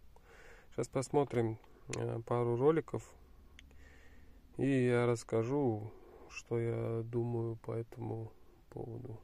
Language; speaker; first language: Russian; non-native, fluent; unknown